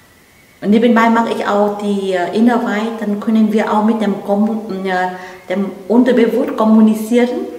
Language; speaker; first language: German; non-native, learner; Vietnamese